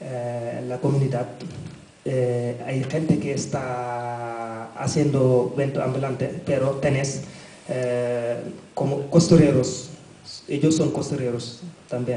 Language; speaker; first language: Spanish; non-native, learner; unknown